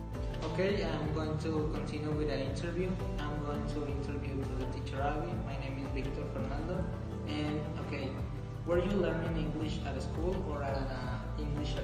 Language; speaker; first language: English; non-native, learner; Spanish